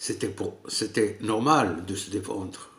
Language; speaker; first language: French; non-native, local second language; Arabic